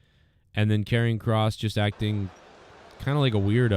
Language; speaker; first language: English; native; English